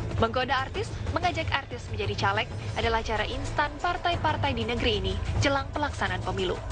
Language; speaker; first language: Indonesian; native; Indonesian